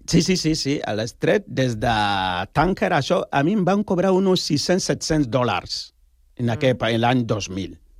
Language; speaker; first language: Catalan; non-native, learner; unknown